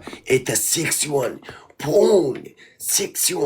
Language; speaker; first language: Russian; non-native, learner; Turkmen